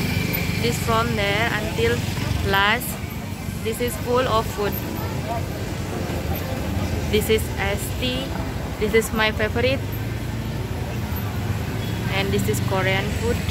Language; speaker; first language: English; non-native, learner; Indonesian